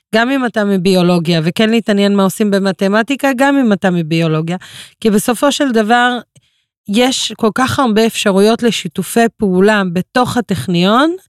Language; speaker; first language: Hebrew; non-native, local second language; Arabic